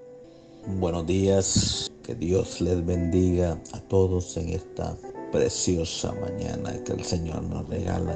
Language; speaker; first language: Spanish; native; Spanish